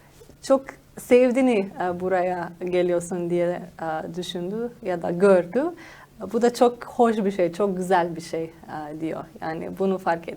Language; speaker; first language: Turkish; non-native, fluent; Slovenian